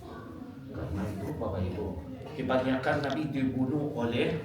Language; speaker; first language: Indonesian; non-native, fluent; Arabic